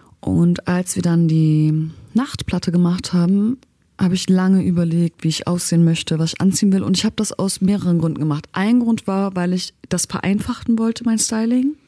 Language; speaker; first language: German; early bilingual, other home language; Turkish